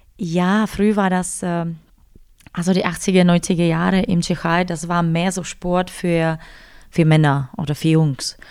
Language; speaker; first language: German; non-native, fluent; Czech